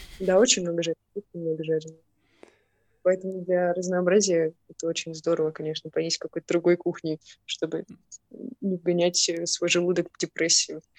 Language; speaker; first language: Russian; native; Russian